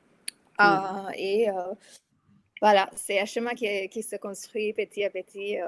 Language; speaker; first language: French; non-native, fluent; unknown